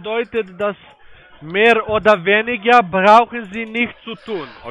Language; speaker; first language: German; non-native, learner; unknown